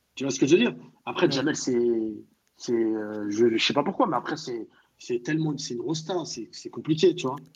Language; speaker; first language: French; native; French